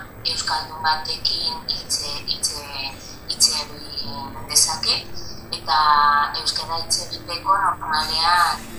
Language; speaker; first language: Basque; non-native, learner; Spanish